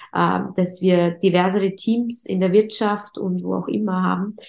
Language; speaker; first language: German; native; German